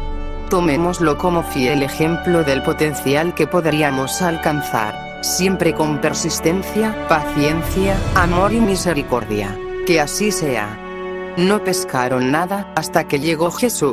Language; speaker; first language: Spanish; native; Spanish